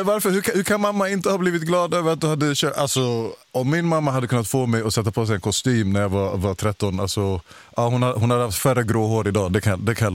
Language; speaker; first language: Swedish; native; Swedish